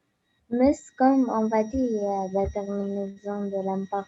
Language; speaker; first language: French; non-native, learner; Arabic